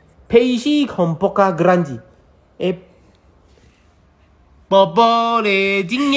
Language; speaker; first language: Portuguese; non-native, learner; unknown